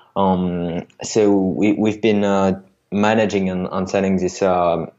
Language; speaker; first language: English; non-native, fluent; French